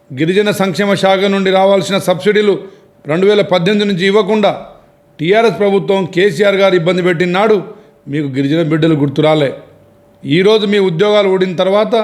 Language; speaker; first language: Telugu; non-native, local second language; Lambadi